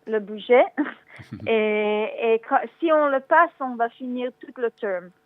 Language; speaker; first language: French; non-native, learner; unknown